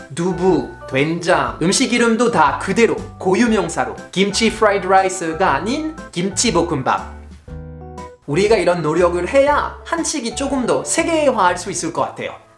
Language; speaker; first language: Korean; non-native, fluent; French